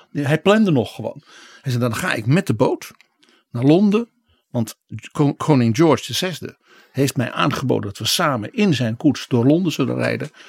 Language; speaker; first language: Dutch; native; Dutch